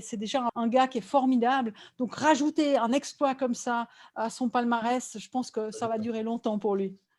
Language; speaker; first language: French; native; French